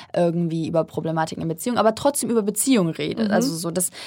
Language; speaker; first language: German; native; German